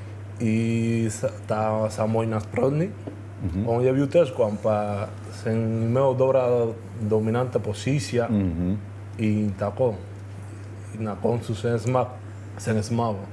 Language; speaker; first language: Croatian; non-native, learner; Spanish